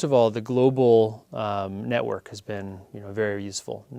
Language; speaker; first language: English; native; English